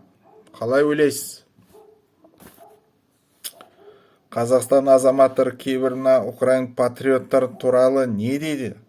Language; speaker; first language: Kazakh; non-native, local second language; Russian